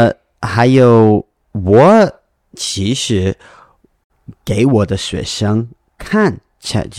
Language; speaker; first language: Chinese; non-native, learner; English